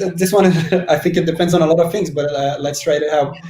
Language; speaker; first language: English; non-native, fluent; Portuguese